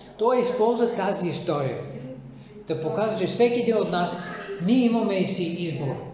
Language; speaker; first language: Bulgarian; non-native, fluent; English